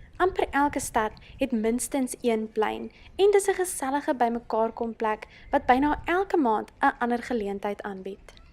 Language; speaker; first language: Afrikaans; native; Afrikaans